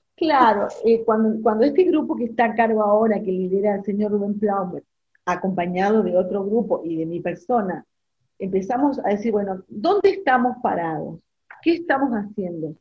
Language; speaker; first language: Spanish; non-native, local second language; German